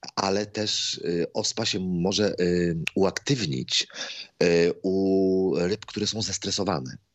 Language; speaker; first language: Polish; native; Polish